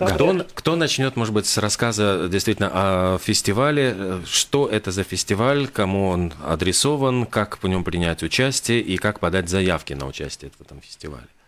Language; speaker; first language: Russian; native; Russian